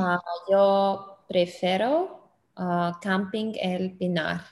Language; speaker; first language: Spanish; non-native, learner; English